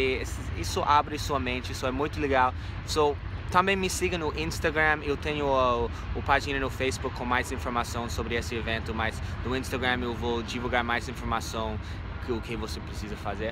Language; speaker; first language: Portuguese; non-native, fluent; English